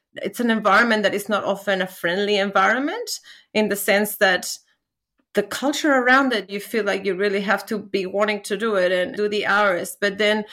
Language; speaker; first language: English; non-native, fluent; Spanish